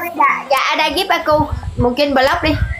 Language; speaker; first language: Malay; non-native, learner; Vietnamese